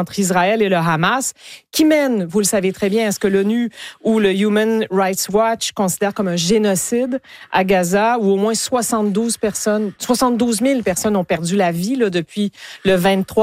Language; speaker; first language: French; native; French